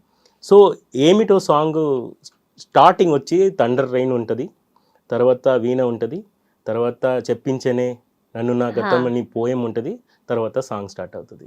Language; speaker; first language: Telugu; non-native, learner; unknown